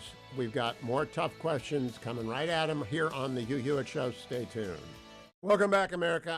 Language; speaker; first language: English; native; English